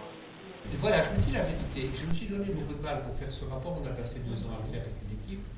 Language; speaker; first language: French; native; French